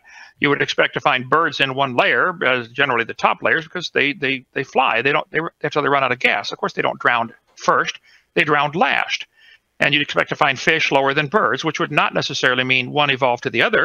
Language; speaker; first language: English; native; English